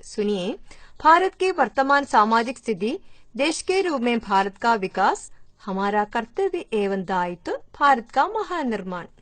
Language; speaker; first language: Hindi; non-native, local second language; Malayalam